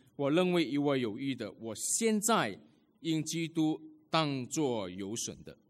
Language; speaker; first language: Chinese; early bilingual, heritage; Chinese